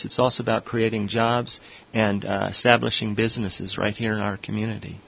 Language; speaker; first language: English; native; English